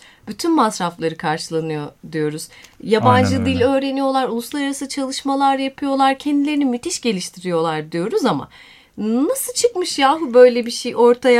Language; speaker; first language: Turkish; native; Turkish